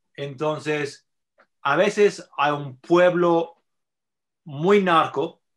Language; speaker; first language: Spanish; non-native, fluent; English